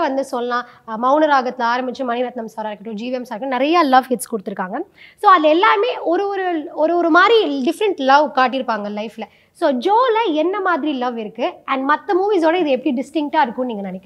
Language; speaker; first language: Tamil; native; Tamil